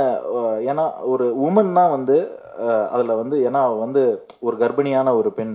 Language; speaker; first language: Tamil; native; Tamil